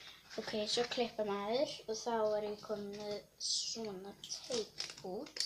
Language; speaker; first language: Icelandic; non-native, local second language; Portuguese